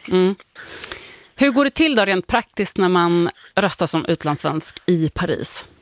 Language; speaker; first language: Swedish; native; Swedish